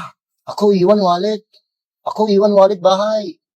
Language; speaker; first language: Filipino; non-native, learner; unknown